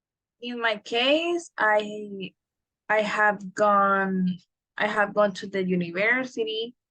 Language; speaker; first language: English; non-native, learner; Spanish